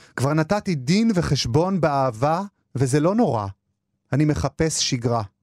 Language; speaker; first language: Hebrew; native; Hebrew